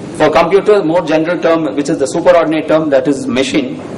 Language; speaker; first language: English; non-native, local second language; Tamil